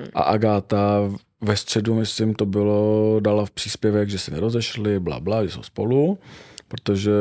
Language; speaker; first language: Czech; non-native, fluent; Armenian